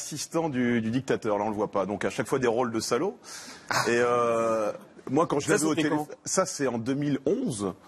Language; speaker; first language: French; native; French